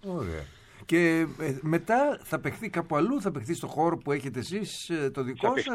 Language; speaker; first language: Greek; native; Greek